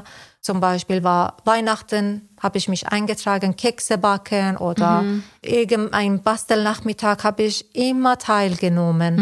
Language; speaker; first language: German; non-native, fluent; Persian